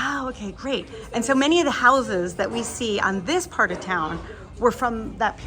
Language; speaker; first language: English; native; English